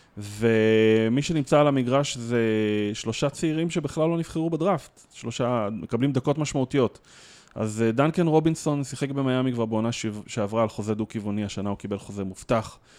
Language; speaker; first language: Hebrew; native; Hebrew